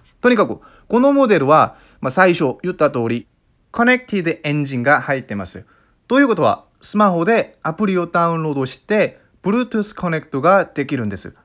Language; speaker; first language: Japanese; non-native, fluent; Korean